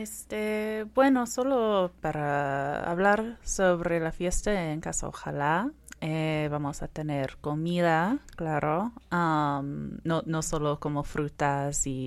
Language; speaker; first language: Spanish; non-native, fluent; English